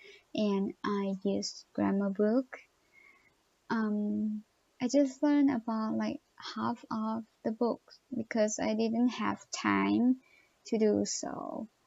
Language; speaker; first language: English; non-native, learner; Thai